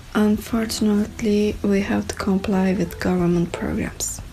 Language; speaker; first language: English; non-native, learner; Turkish